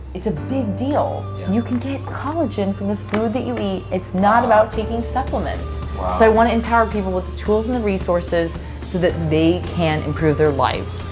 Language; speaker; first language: English; native; English